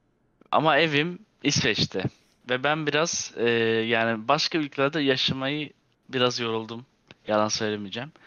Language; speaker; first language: Turkish; early bilingual, heritage; Turkish